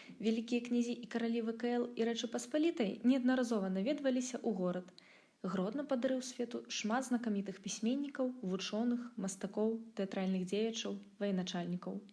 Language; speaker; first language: Belarusian; native; Belarusian